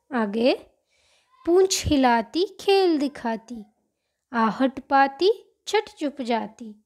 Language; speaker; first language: Hindi; non-native, local second language; Marathi